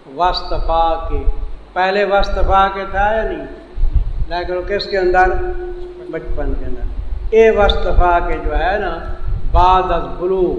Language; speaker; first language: Urdu; non-native, local second language; Saraiki